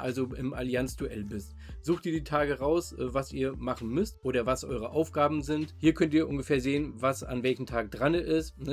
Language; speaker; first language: German; native; German